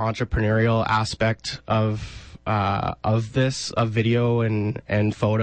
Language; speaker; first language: English; native; English